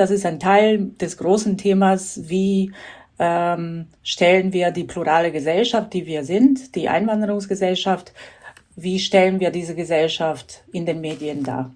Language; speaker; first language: German; non-native, fluent; Croatian